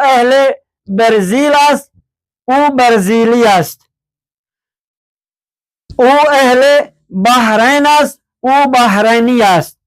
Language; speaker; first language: Persian; non-native, fluent; Urdu